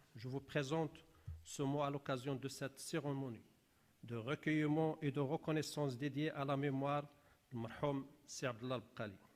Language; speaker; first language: French; non-native, local second language; Arabic